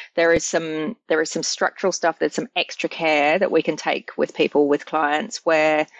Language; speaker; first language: English; native; English